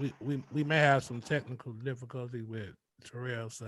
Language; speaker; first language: English; native; English